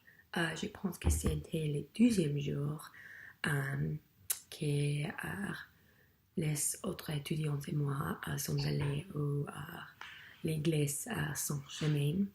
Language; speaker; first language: French; non-native, learner; English